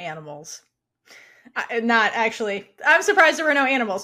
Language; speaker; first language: English; native; English